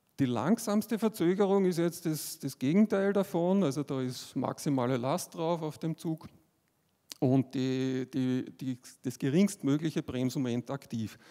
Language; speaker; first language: German; native; German